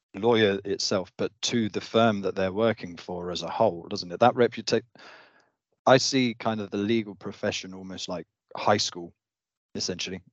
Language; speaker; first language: English; native; English